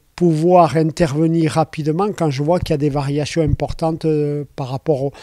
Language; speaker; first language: French; native; French